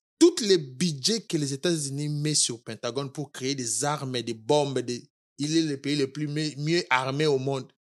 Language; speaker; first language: French; non-native, local second language; Lingala